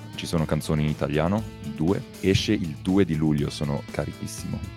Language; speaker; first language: Italian; early bilingual, heritage; Italian